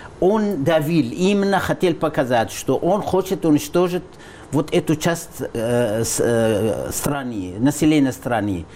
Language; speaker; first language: Russian; non-native, fluent; Arabic